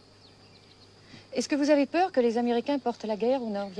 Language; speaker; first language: French; native; French